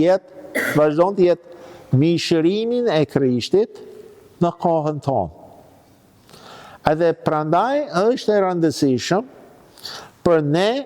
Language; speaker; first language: Albanian; non-native, fluent; English